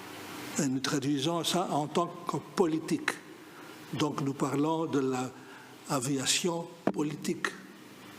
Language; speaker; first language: French; non-native, fluent; Greek